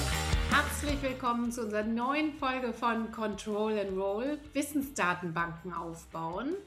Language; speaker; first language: German; native; German